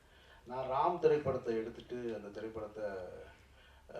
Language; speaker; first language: Tamil; native; Tamil